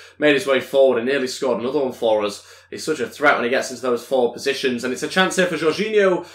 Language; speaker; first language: English; native; English